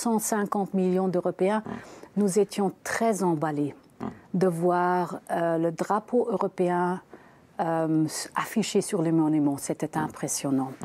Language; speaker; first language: French; non-native, fluent; German